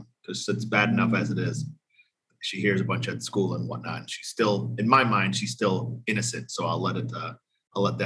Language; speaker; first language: English; native; English